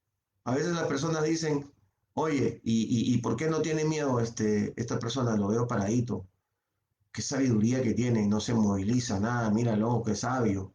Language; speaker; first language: Spanish; native; Spanish